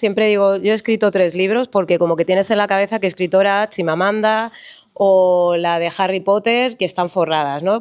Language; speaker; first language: Spanish; native; Spanish